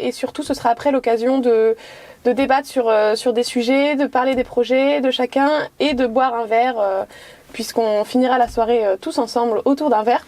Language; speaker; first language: French; native; French